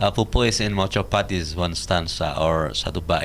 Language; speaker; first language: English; non-native, learner; Indonesian